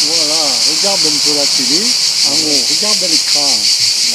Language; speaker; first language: French; native; French